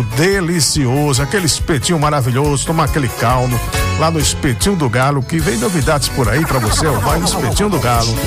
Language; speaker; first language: Portuguese; native; Portuguese